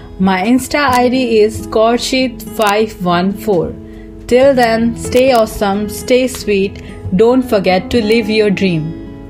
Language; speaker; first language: English; non-native, local second language; Hindi